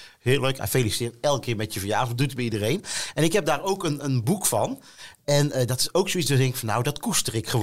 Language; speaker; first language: Dutch; native; Dutch